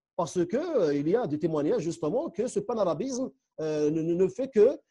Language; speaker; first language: French; non-native, local second language; Central Atlas Tamazight